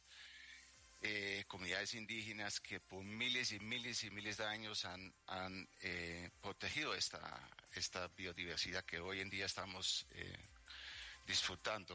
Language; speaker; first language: Spanish; native; Spanish